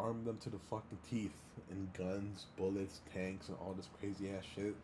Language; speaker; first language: English; early bilingual, other home language; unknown